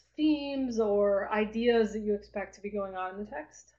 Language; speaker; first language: English; native; English